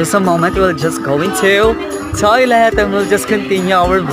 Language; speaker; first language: English; non-native, learner; Filipino